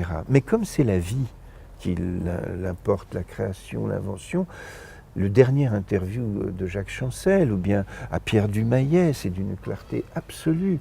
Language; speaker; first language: French; native; French